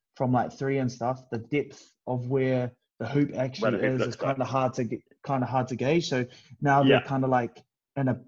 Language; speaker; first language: English; native; English